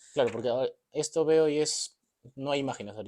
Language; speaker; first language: Spanish; native; Spanish